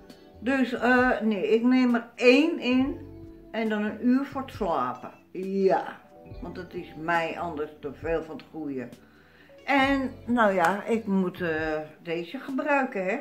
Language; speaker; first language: Dutch; native; Dutch